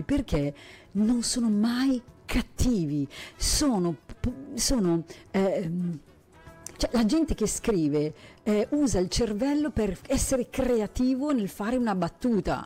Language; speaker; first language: Italian; native; Italian